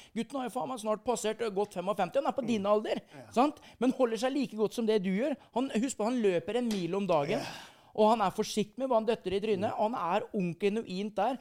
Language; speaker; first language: Norwegian; native; Norwegian